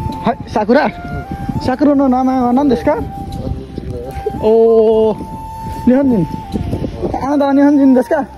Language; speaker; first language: Japanese; non-native, learner; Nepali